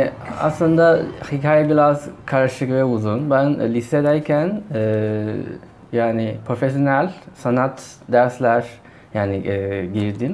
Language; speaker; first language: Turkish; non-native, fluent; Chinese